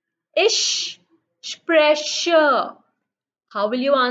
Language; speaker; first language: German; non-native, learner; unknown